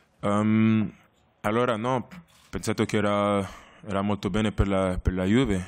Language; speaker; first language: Italian; non-native, learner; French